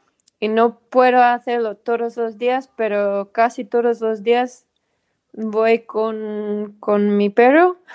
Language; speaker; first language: Spanish; non-native, fluent; English